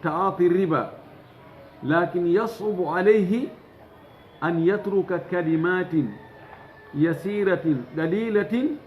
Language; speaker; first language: Arabic; non-native, fluent; Fula